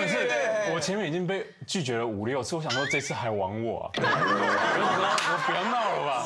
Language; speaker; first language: Chinese; native; Chinese